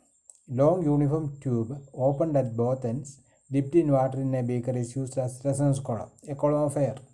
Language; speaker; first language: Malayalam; native; Malayalam